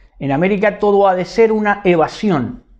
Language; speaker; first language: Spanish; native; Spanish